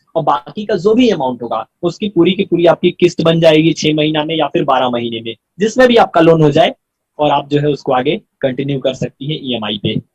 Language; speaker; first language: Hindi; native; Hindi